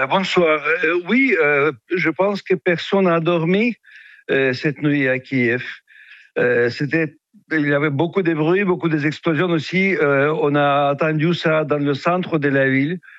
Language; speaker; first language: French; non-native, fluent; Russian